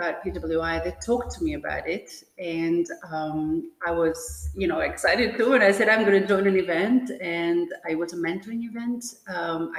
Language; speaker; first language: English; non-native, fluent; Albanian